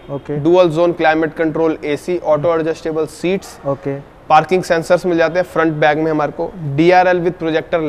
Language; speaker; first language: Hindi; native; Hindi